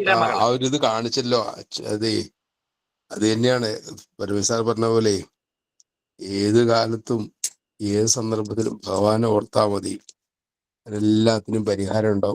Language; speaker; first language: Malayalam; native; Malayalam